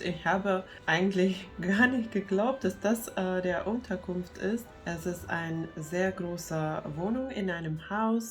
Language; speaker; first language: German; non-native, fluent; Finnish